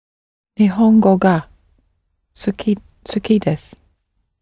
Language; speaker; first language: Japanese; non-native, learner; English